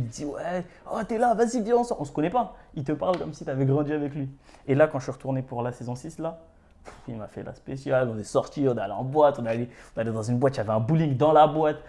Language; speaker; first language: French; native; French